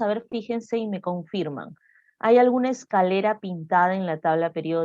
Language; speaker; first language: Spanish; native; Spanish